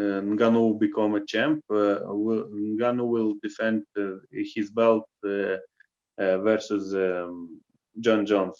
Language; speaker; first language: English; non-native, learner; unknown